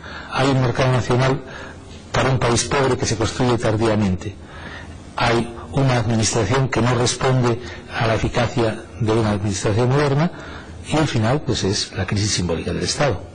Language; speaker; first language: Spanish; native; Spanish